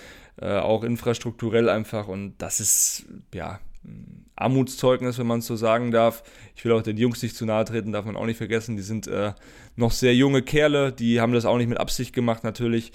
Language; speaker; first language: German; native; German